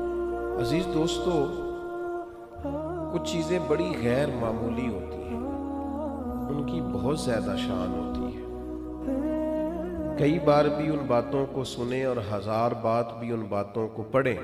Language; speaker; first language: Urdu; native; Urdu